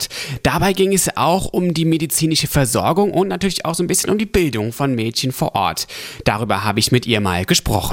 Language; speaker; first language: German; native; German